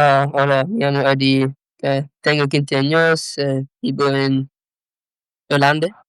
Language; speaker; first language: Spanish; non-native, learner; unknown